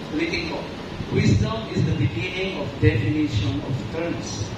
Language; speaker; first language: English; non-native, local second language; Filipino